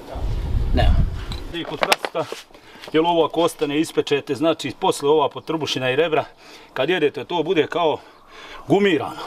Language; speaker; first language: Bosnian; native; Bosnian